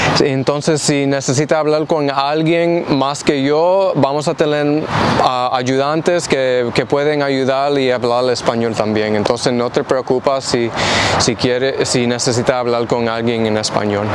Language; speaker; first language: Spanish; early bilingual, heritage; English